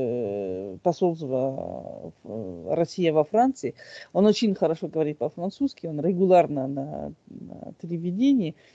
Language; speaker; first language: Russian; non-native, fluent; French